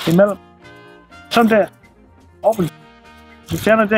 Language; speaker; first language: Danish; non-native, learner; Swahili